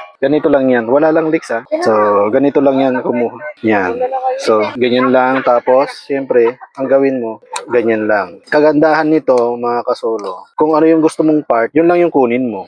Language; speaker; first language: Filipino; native; Filipino